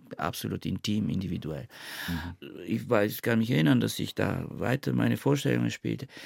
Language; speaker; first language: German; non-native, fluent; Bulgarian